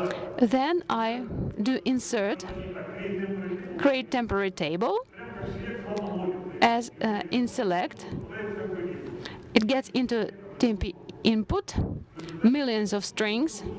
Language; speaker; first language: English; non-native, fluent; Russian